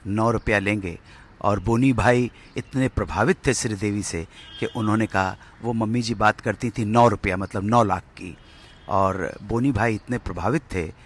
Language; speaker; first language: Hindi; native; Hindi